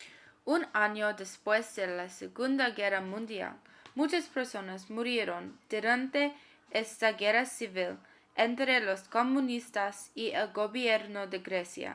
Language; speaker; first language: Spanish; non-native, learner; English